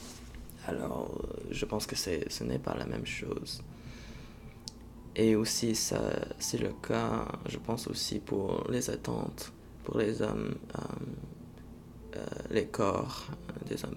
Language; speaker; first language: French; non-native, fluent; English